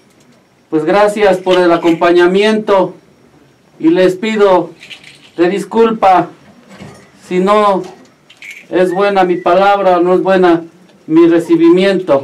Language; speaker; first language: Spanish; native; Spanish